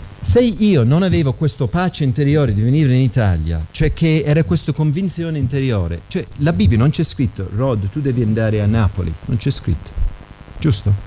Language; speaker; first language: Italian; non-native, fluent; English